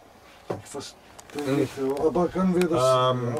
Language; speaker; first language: German; non-native, learner; Greek